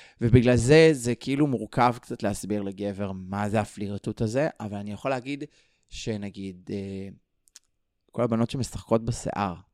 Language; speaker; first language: Hebrew; native; Hebrew